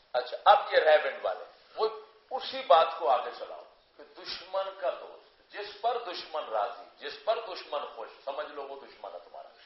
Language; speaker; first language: Urdu; non-native, local second language; Punjabi